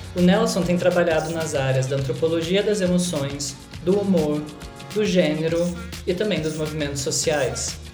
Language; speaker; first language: Portuguese; native; Portuguese